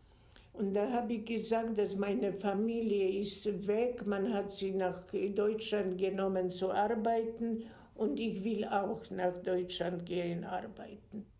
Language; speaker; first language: German; non-native, fluent; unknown